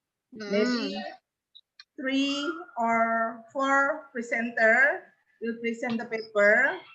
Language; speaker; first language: English; non-native, learner; Indonesian